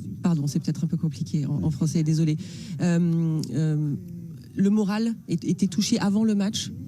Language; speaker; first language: French; native; French